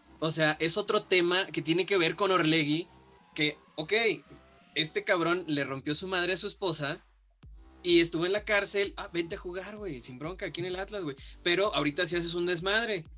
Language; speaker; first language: Spanish; native; Spanish